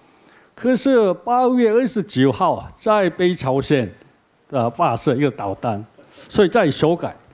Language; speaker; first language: Chinese; non-native, learner; Korean